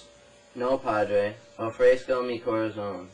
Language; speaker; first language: Spanish; non-native, learner; English